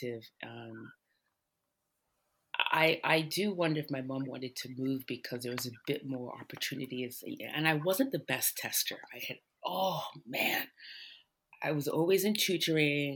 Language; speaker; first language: English; native; English